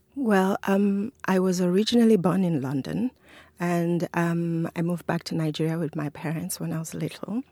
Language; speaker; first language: English; non-native, local second language; Yoruba